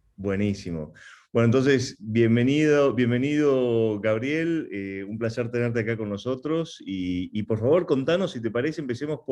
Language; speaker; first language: Spanish; native; Spanish